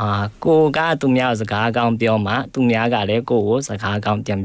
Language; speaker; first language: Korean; non-native, learner; Burmese